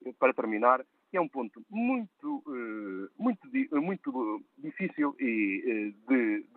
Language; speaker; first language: Portuguese; native; Portuguese